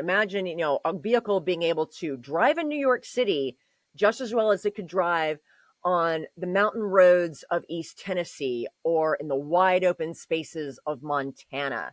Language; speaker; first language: English; native; English